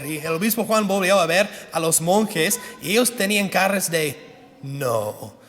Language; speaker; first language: Spanish; non-native, fluent; English